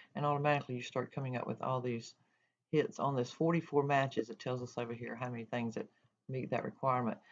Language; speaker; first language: English; native; English